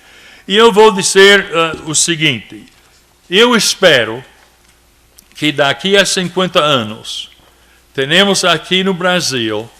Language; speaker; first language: Portuguese; non-native, fluent; English